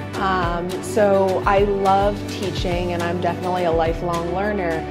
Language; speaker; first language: English; native; English